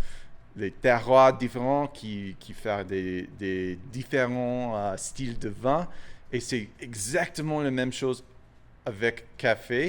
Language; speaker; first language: French; non-native, fluent; English